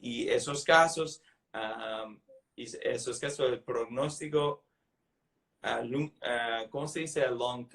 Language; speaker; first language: Spanish; non-native, fluent; English